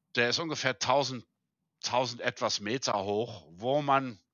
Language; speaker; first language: German; early bilingual, heritage; German